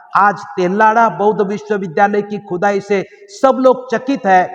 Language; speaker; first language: Hindi; non-native, local second language; Marathi